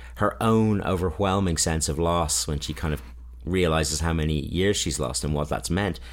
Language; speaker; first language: English; native; English